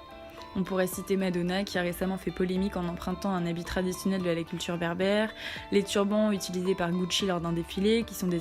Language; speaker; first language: French; native; French